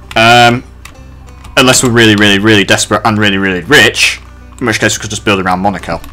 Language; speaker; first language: English; native; English